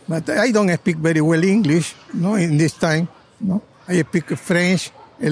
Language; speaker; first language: English; non-native, learner; Spanish